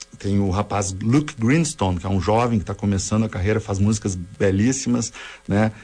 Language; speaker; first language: Portuguese; native; Portuguese